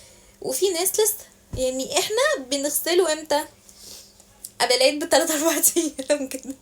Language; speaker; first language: Arabic; native; Arabic